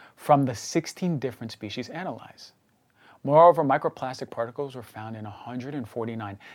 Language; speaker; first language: English; native; English